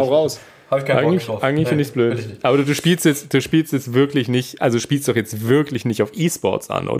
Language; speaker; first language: German; native; German